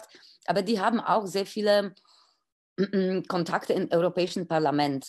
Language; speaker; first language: German; non-native, fluent; Polish